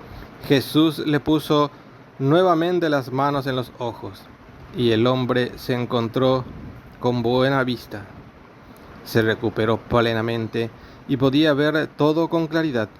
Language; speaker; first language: Spanish; native; Spanish